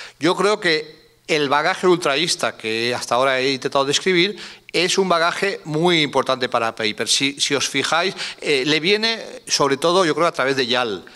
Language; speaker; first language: Spanish; native; Spanish